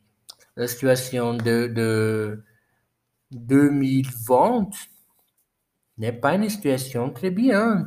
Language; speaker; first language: French; non-native, learner; Portuguese